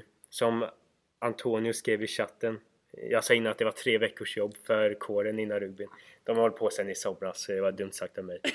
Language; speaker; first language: Swedish; native; Swedish